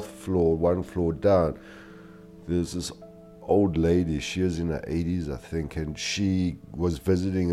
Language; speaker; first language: English; native; English